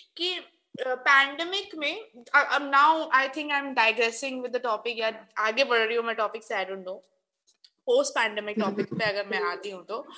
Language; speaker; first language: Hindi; native; Hindi